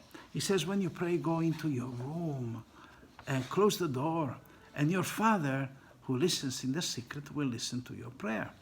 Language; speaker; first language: English; non-native, fluent; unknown